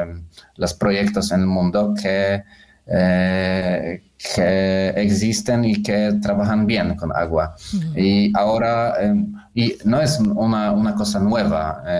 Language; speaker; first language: Spanish; non-native, fluent; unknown